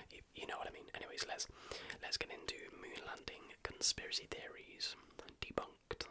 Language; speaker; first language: English; native; English